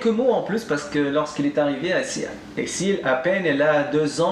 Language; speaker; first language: French; non-native, local second language; Arabic